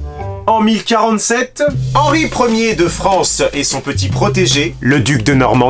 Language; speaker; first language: French; native; French